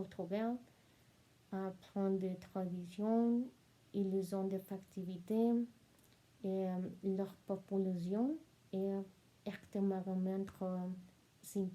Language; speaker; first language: French; non-native, learner; Spanish